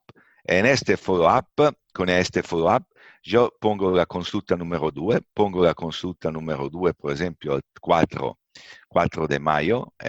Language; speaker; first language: Spanish; non-native, fluent; Italian